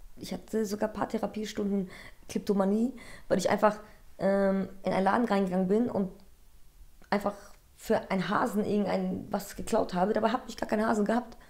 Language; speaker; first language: German; early bilingual, other home language; Polish